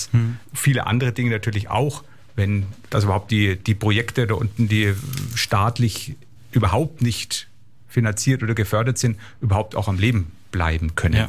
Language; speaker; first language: German; native; German